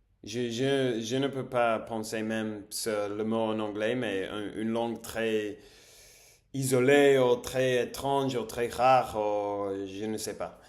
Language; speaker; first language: French; non-native, learner; English